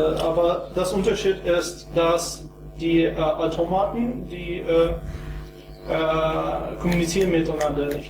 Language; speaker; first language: German; non-native, fluent; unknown